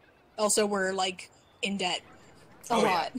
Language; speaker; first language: English; native; English